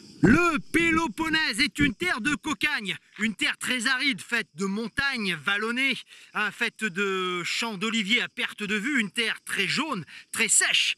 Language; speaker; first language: French; native; French